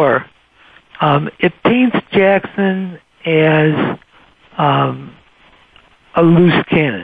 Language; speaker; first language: English; native; English